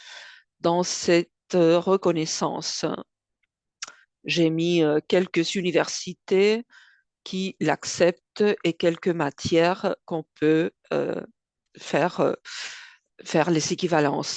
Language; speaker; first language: French; non-native, fluent; Spanish